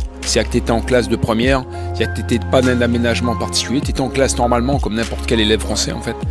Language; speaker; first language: French; native; French